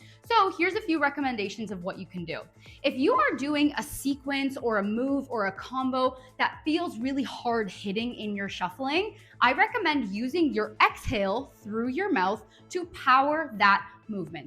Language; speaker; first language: English; native; English